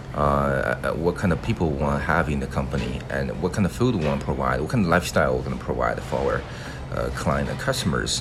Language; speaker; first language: English; non-native, fluent; Chinese